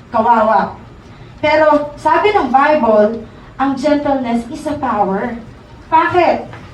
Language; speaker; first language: Filipino; native; Filipino